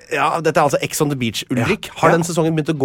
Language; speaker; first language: Norwegian; native; Norwegian